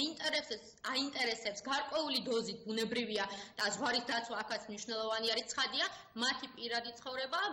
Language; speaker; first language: Georgian; native; Georgian